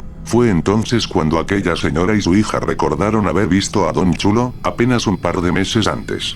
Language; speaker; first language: Spanish; native; Spanish